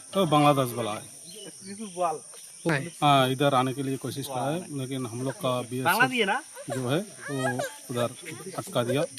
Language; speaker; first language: Hindi; non-native, local second language; Bangla